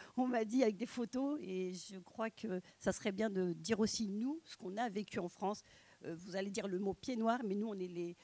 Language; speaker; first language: French; native; French